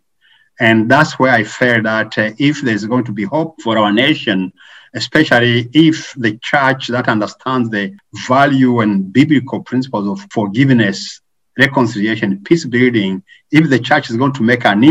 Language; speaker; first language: English; non-native, local second language; Kinyarwanda